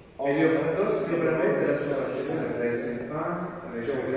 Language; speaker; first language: Italian; non-native, learner; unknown